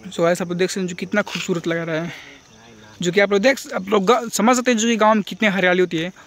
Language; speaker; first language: Hindi; native; Hindi